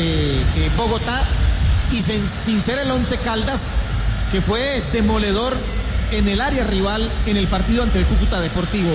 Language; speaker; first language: Spanish; native; Spanish